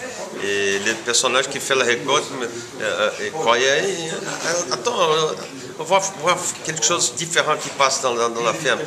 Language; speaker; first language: French; non-native, fluent; Portuguese